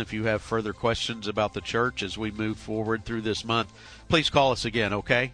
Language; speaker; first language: English; native; English